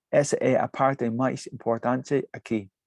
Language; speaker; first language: Portuguese; non-native, learner; English